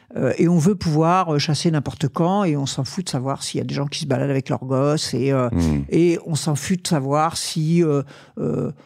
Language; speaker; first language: French; native; French